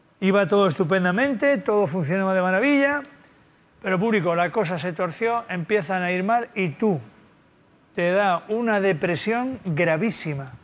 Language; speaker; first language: Spanish; native; Spanish